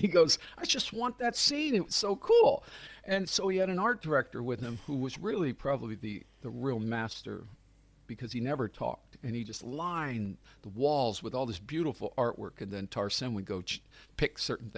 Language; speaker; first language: English; native; English